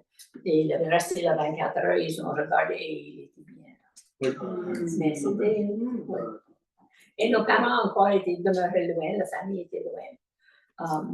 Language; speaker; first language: French; native; French